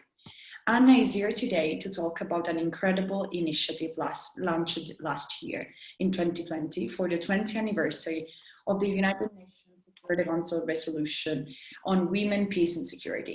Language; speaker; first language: English; non-native, fluent; Italian